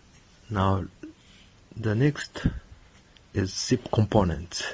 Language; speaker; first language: English; non-native, learner; Japanese